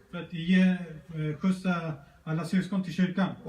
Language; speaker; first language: Swedish; early bilingual, other home language; Spanish